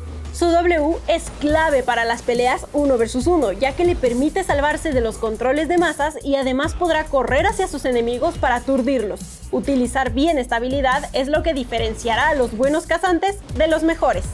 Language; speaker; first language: Spanish; native; Spanish